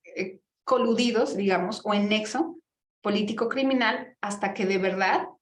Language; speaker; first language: Spanish; native; Spanish